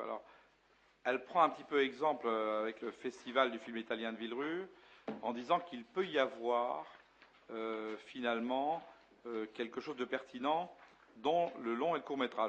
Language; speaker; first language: French; native; French